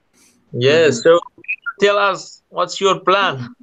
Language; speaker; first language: English; non-native, learner; Kurdish